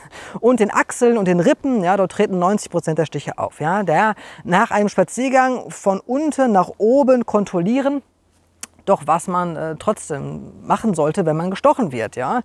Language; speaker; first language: German; native; German